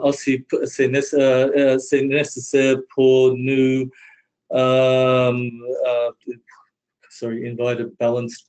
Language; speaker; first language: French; non-native, learner; English